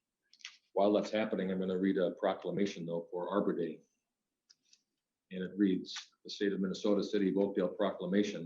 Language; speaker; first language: English; native; English